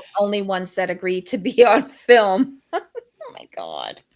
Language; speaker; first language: English; native; English